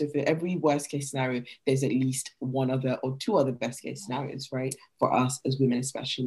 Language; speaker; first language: English; non-native, local second language; Yoruba